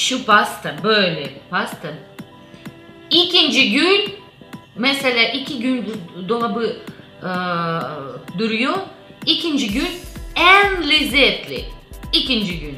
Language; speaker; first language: Turkish; non-native, learner; Russian